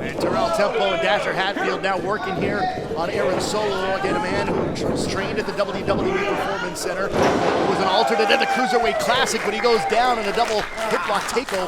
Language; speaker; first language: English; native; English